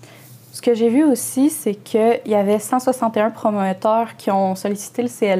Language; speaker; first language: French; native; French